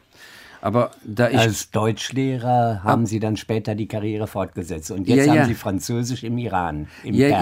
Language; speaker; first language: German; native; German